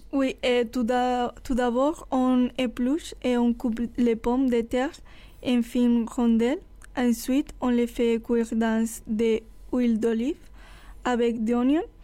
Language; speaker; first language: French; non-native, learner; Spanish